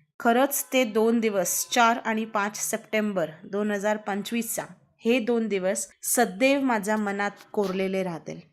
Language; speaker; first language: Marathi; non-native, local second language; Hindi